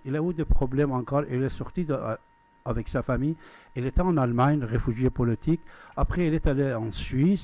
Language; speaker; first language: French; non-native, fluent; Persian